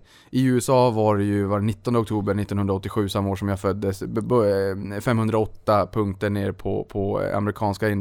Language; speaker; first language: Swedish; native; Swedish